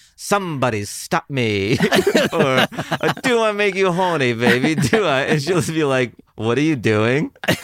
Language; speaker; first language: English; native; English